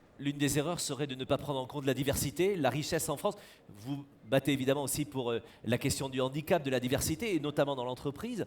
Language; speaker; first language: French; native; French